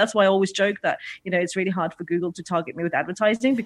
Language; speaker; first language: English; non-native, fluent; Russian